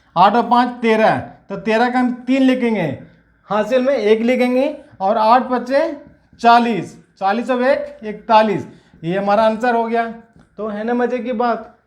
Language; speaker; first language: Hindi; native; Hindi